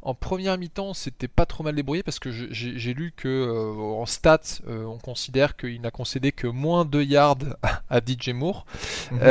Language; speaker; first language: French; native; French